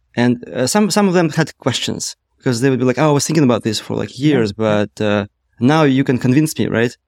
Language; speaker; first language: English; non-native, fluent; Russian